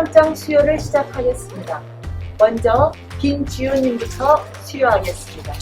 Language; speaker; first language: Korean; native; Korean